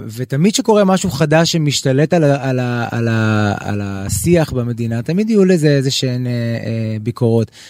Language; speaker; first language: Hebrew; native; Hebrew